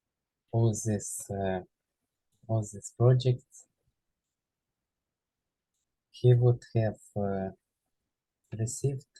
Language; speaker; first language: English; non-native, learner; Ukrainian